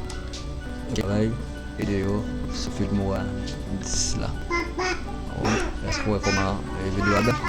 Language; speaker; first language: French; non-native, learner; Haitian Creole